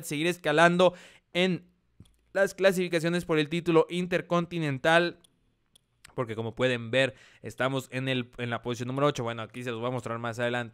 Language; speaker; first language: Spanish; native; Spanish